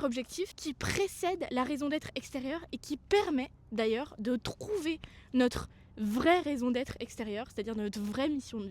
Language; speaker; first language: French; native; French